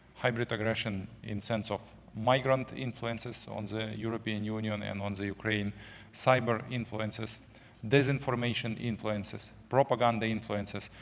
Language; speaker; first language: English; non-native, fluent; Ukrainian